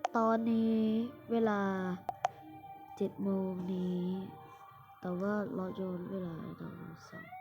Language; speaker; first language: Thai; native; Thai